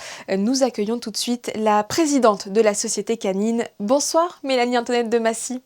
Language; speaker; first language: French; native; French